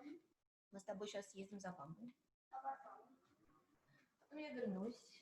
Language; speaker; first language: Russian; native; Russian